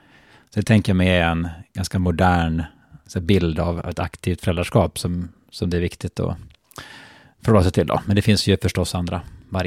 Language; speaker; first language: Swedish; native; Swedish